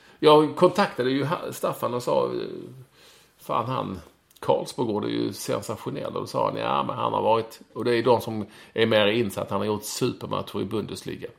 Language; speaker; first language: Swedish; native; Swedish